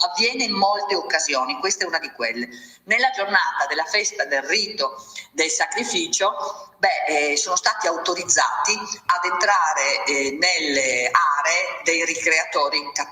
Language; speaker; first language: Italian; native; Italian